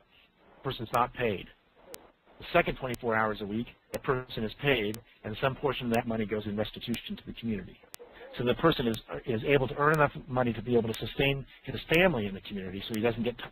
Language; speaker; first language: English; native; English